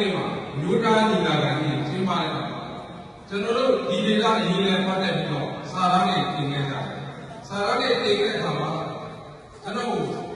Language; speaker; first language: Burmese; non-native, local second language; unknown